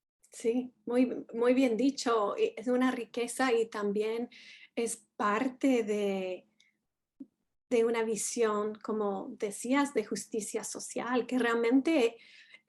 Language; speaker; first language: Spanish; non-native, fluent; English